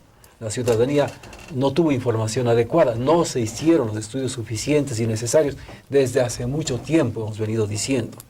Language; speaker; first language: Spanish; native; Spanish